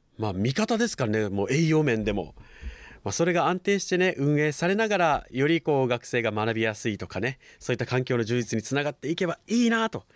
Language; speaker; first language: Japanese; native; Japanese